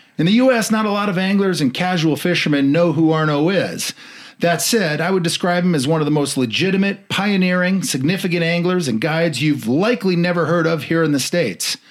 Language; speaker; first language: English; native; English